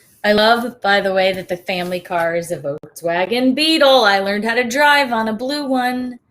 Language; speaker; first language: English; native; English